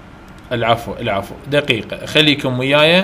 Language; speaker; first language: Arabic; native; Arabic